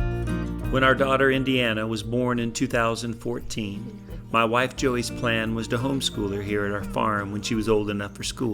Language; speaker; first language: English; native; English